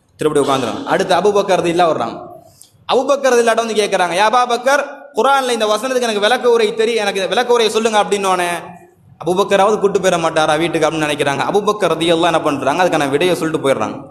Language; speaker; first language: Tamil; native; Tamil